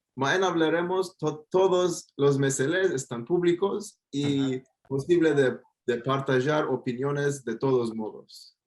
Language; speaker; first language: Spanish; non-native, fluent; Turkish